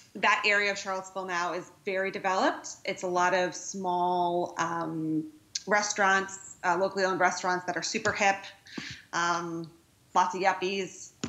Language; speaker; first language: English; native; English